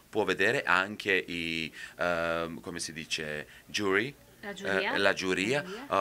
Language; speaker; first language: Italian; non-native, fluent; Serbian